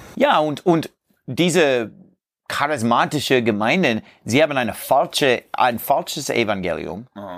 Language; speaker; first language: German; non-native, learner; English